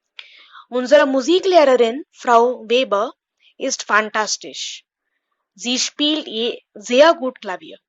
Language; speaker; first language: German; non-native, fluent; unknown